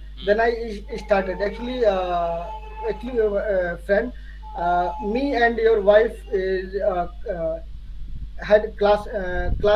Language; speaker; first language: English; non-native, learner; Hindi